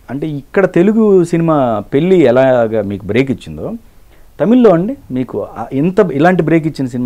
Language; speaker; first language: Telugu; native; Telugu